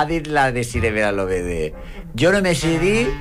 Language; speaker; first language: Catalan; native; Catalan